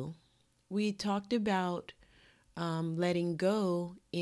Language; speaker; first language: English; native; English